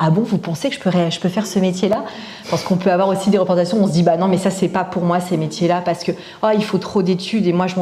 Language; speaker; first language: French; native; French